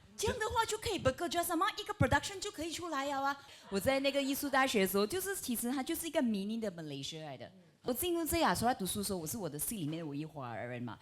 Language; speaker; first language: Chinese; native; Chinese